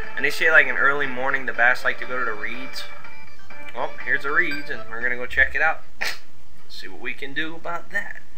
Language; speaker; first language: English; native; English